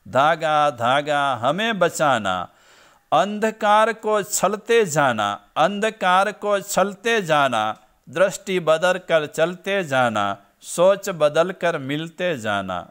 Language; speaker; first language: Hindi; non-native, local second language; Gujarati